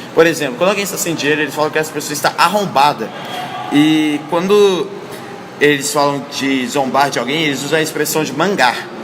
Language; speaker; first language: Portuguese; native; Portuguese